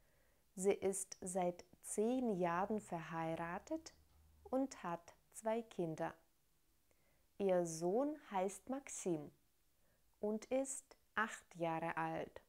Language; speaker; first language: German; non-native, fluent; Russian